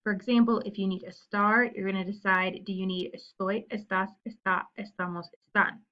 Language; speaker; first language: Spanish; non-native, learner; English